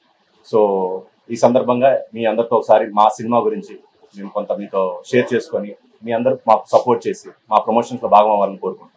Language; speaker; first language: Telugu; native; Telugu